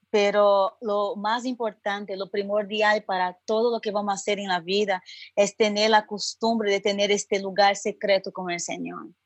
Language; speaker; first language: Spanish; non-native, fluent; Portuguese